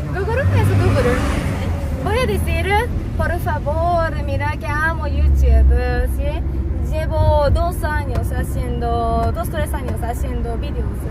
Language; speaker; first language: Spanish; non-native, learner; Japanese